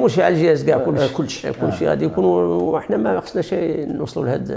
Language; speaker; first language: Arabic; native; Arabic